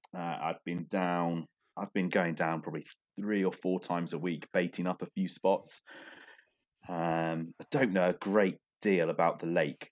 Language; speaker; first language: English; native; English